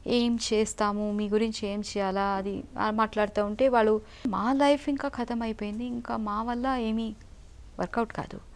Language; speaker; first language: Telugu; non-native, local second language; Malayalam